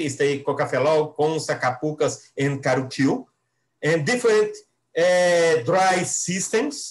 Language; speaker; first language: English; non-native, learner; Portuguese